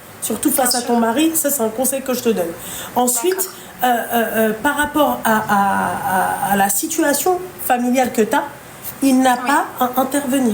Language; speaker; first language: French; native; French